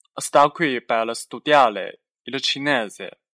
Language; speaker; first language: Italian; non-native, fluent; Chinese